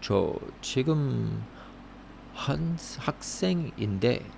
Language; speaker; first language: Korean; non-native, learner; English